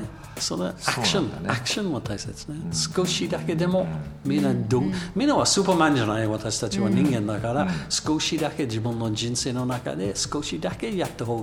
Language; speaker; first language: Japanese; non-native, learner; English